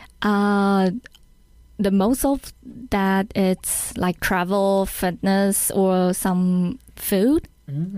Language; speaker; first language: English; non-native, learner; Chinese